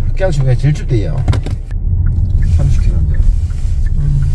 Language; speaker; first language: Korean; native; Korean